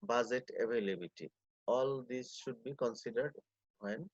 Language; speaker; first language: English; non-native, local second language; Bangla